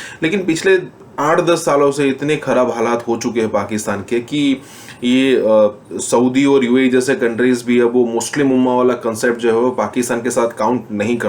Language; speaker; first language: Hindi; native; Hindi